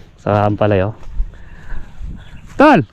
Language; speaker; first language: Filipino; native; Filipino